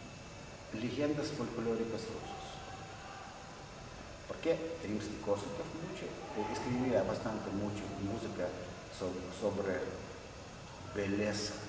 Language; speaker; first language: Spanish; non-native, learner; Russian